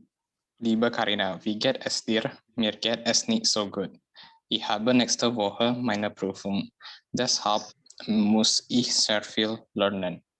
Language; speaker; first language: German; non-native, learner; Indonesian